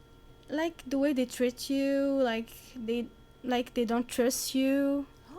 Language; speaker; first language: English; non-native, learner; Arabic